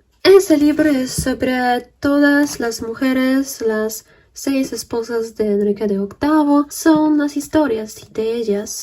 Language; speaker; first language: Spanish; non-native, fluent; Polish